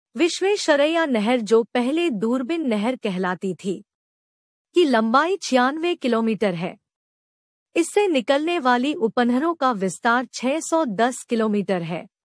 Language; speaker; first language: Hindi; native; Hindi